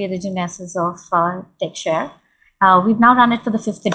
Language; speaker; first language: English; non-native, local second language; Hindi